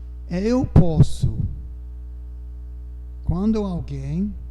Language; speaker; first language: Portuguese; non-native, fluent; English